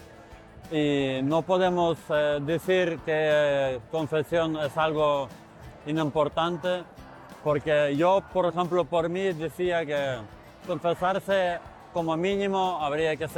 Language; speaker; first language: Spanish; non-native, fluent; Ukrainian